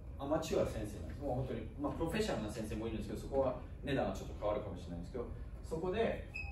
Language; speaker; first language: Japanese; non-native, fluent; German